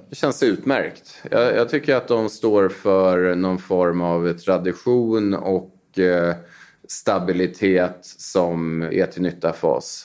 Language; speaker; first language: Swedish; native; Swedish